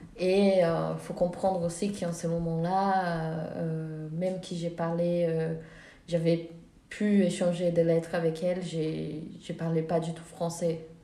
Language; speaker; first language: French; non-native, fluent; Portuguese